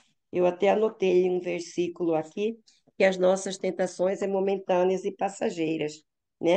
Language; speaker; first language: Portuguese; native; Portuguese